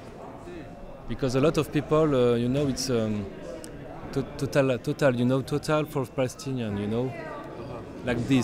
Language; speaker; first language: English; non-native, learner; French